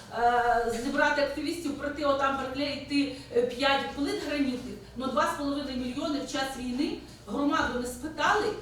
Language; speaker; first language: Ukrainian; native; Ukrainian